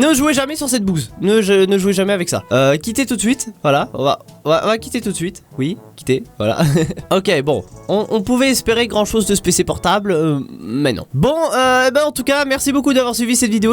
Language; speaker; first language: French; native; French